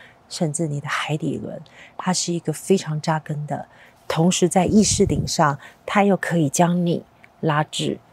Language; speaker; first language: Chinese; native; Chinese